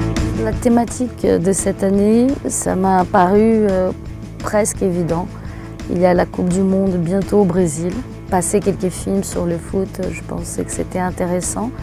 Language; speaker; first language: French; non-native, fluent; Portuguese